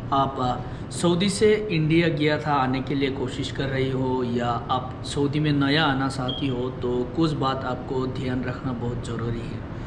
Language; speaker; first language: Hindi; non-native, local second language; Bangla